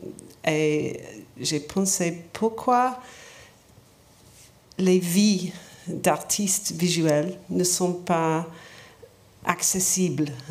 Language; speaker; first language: French; non-native, learner; English